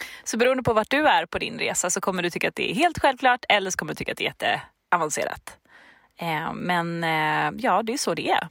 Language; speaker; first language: Swedish; native; Swedish